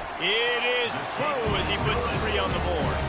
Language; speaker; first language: English; native; English